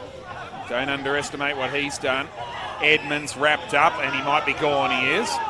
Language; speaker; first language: English; native; English